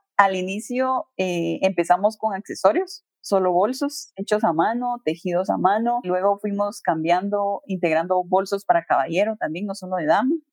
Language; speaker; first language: Spanish; native; Spanish